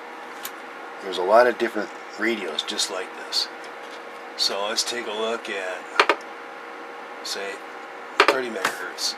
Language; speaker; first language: English; native; English